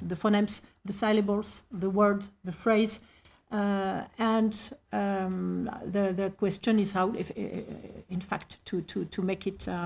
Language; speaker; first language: English; non-native, fluent; French